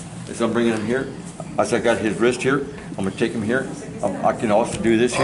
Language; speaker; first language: English; early bilingual, other home language; Spanish